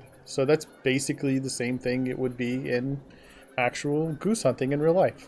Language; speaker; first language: English; native; English